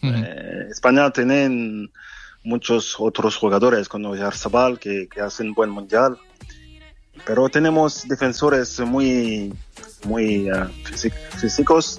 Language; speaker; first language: Spanish; non-native, fluent; French